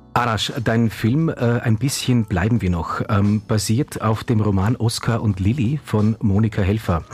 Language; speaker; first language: German; native; German